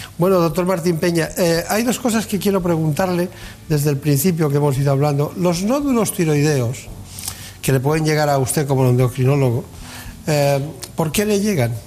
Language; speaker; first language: Spanish; native; Spanish